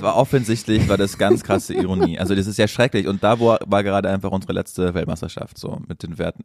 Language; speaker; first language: German; native; German